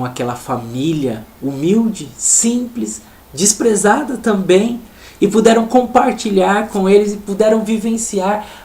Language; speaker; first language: Portuguese; native; Portuguese